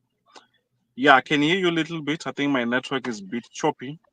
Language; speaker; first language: English; non-native, fluent; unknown